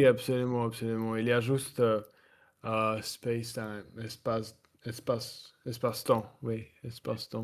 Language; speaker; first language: French; non-native, learner; Russian